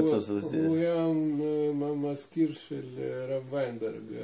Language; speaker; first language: Hebrew; non-native, fluent; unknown